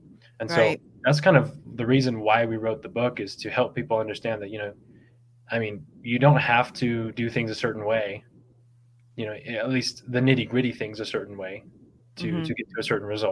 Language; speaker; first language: English; native; English